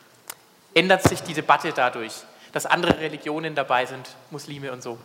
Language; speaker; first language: German; native; German